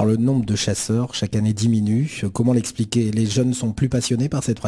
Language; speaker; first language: French; native; French